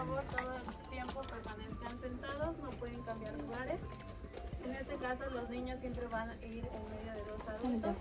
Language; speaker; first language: Spanish; native; Spanish